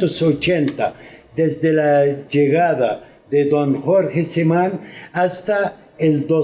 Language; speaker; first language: Spanish; non-native, fluent; Arabic